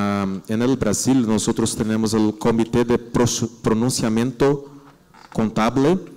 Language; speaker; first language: Spanish; non-native, learner; Portuguese